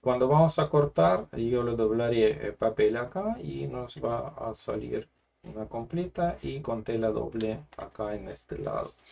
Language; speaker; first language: Spanish; non-native, fluent; Russian